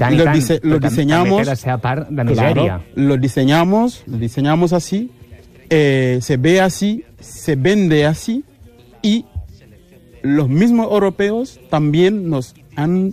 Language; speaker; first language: Spanish; non-native, fluent; Wolof